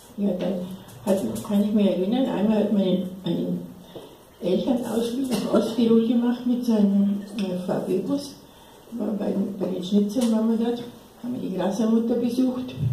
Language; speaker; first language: German; native; German